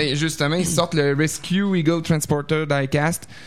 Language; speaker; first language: French; native; French